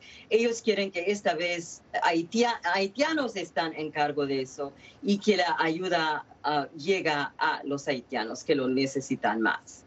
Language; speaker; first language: Spanish; non-native, fluent; Haitian Creole